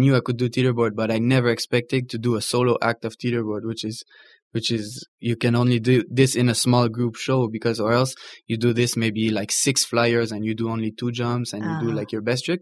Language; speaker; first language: English; native; English